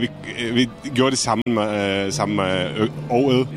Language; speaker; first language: Danish; non-native, fluent; Czech